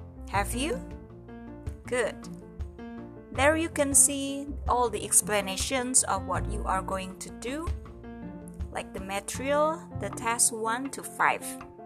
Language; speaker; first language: English; non-native, fluent; Indonesian